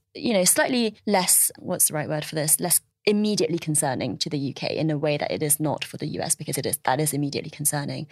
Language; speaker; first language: English; early bilingual, other home language; Chinese